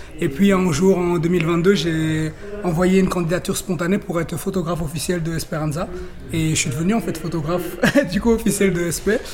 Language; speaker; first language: French; native; French